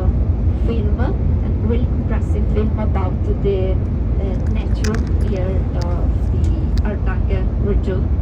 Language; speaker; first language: English; non-native, fluent; Spanish